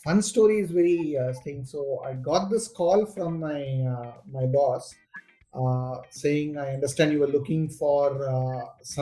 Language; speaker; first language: English; non-native, local second language; Tamil